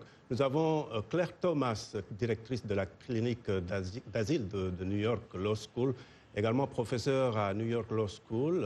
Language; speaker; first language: French; native; French